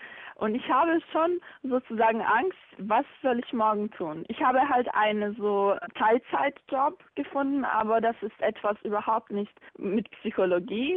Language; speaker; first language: German; non-native, learner; Bosnian